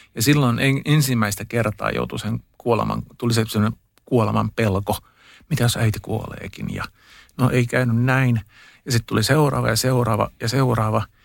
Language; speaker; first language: Finnish; early bilingual, heritage; Finnish